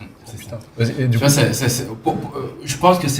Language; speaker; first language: French; non-native, fluent; Khmer